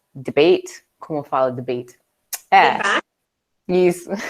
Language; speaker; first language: Portuguese; non-native, learner; English